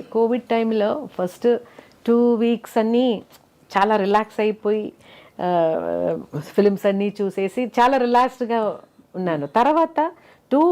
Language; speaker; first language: Telugu; non-native, fluent; Malayalam